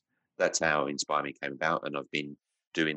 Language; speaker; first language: English; native; English